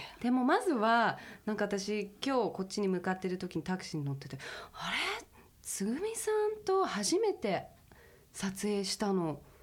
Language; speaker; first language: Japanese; early bilingual, heritage; Japanese